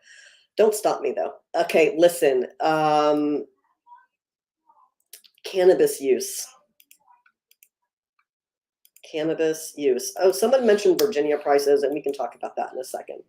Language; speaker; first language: English; native; English